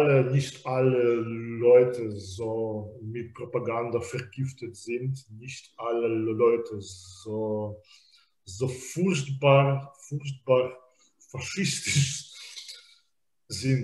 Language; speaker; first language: German; non-native, fluent; Belarusian